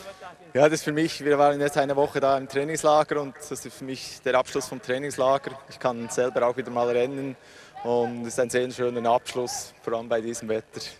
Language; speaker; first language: German; native; German